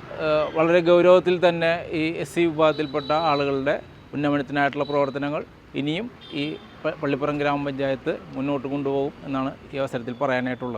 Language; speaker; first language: Malayalam; native; Malayalam